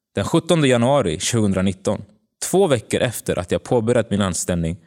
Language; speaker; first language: Swedish; early bilingual, other home language; Tigrinya